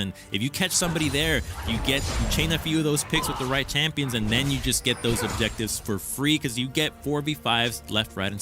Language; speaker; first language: English; native; English